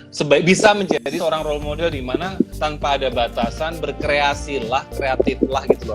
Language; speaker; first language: Indonesian; native; Indonesian